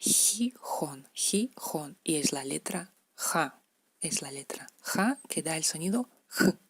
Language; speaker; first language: Spanish; non-native, fluent; Russian